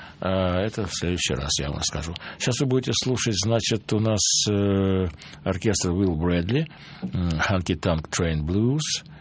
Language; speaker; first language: Russian; native; Russian